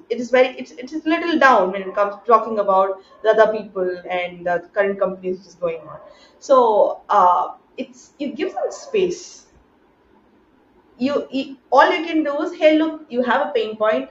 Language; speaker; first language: English; non-native, local second language; Tamil